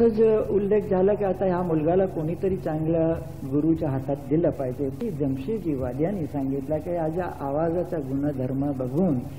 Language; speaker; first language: Marathi; non-native, local second language; Gujarati